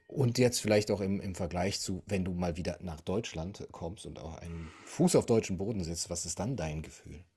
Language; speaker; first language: German; native; German